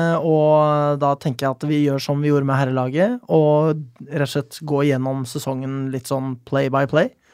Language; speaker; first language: Norwegian; native; Norwegian